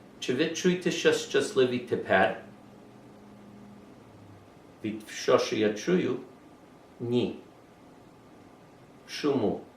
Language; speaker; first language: Ukrainian; early bilingual, heritage; English